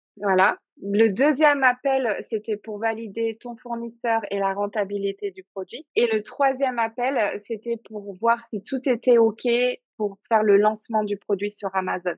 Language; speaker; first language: French; native; French